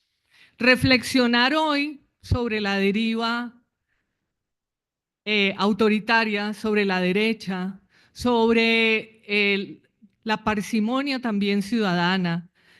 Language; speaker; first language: Spanish; native; Spanish